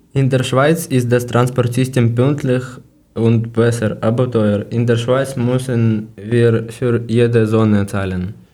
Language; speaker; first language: German; non-native, learner; Ukrainian